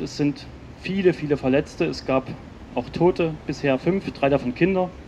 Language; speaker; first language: German; native; German